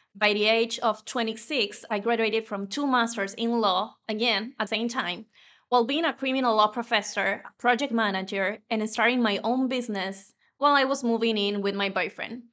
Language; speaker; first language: English; non-native, fluent; Spanish